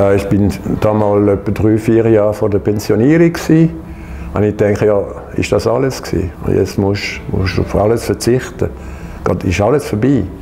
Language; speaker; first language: German; non-native, local second language; French